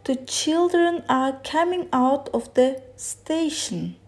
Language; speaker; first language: English; non-native, fluent; Kazakh